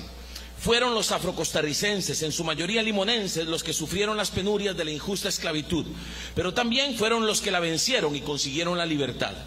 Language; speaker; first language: Spanish; native; Spanish